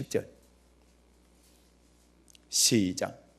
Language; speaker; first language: Korean; native; Korean